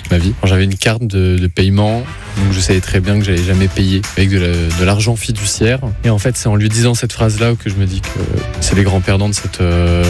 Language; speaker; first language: French; native; French